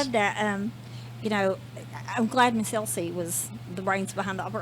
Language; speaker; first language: English; native; English